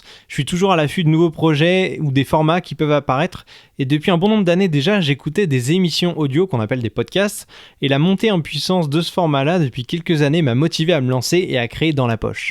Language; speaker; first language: French; native; French